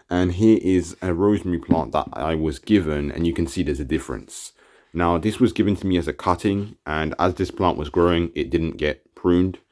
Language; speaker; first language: English; native; English